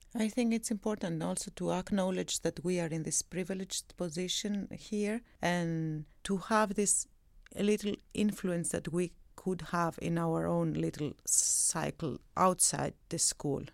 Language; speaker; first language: English; non-native, fluent; Greek